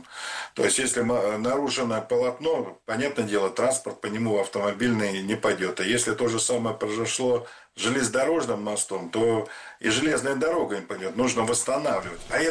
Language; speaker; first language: Russian; native; Russian